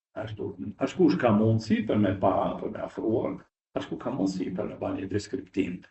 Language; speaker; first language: Albanian; non-native, fluent; Italian